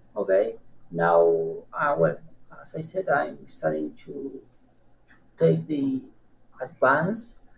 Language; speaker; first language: English; non-native, learner; Spanish